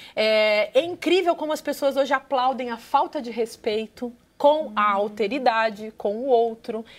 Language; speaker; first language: Portuguese; native; Portuguese